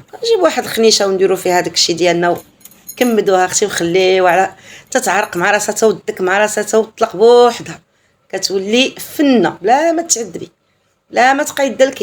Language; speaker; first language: Arabic; native; Arabic